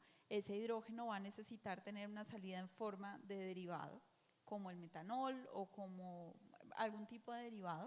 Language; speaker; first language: Spanish; native; Spanish